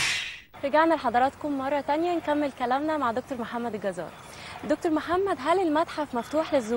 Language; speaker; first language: Arabic; native; Arabic